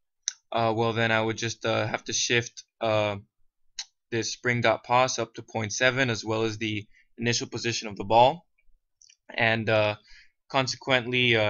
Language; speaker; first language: English; native; English